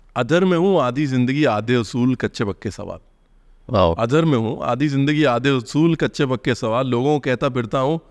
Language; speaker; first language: Hindi; native; Hindi